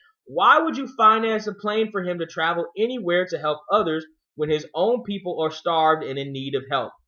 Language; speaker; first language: English; native; English